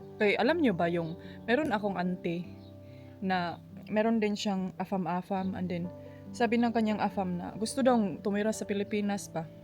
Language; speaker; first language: Filipino; non-native, local second language; Cebuano